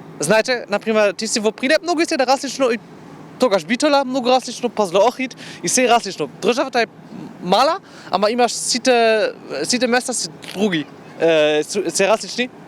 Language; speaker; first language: Macedonian; non-native, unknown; German